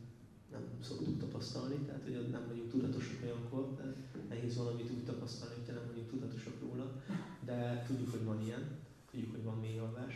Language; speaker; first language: Hungarian; native; Hungarian